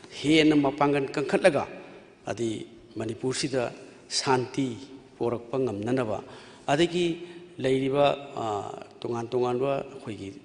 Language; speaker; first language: Manipuri; non-native, local second language; Tangkhul Naga (India)